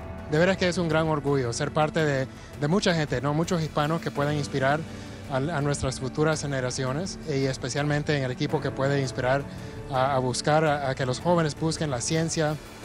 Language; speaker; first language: Spanish; early bilingual, other home language; English